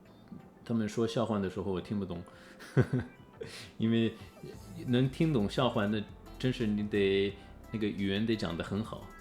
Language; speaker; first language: Chinese; early bilingual, heritage; English